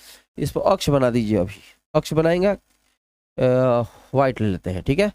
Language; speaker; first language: Hindi; non-native, local second language; Bhojpuri